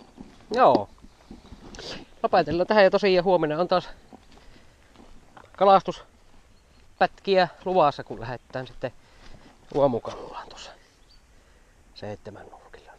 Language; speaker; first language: Finnish; native; Finnish